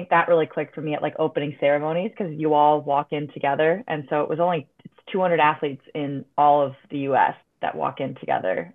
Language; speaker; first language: English; native; English